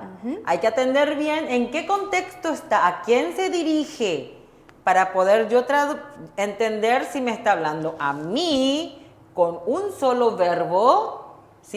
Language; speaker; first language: Spanish; non-native, fluent; Korean